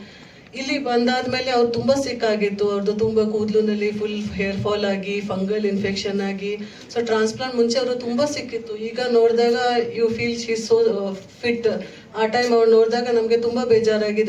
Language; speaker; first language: Kannada; non-native, local second language; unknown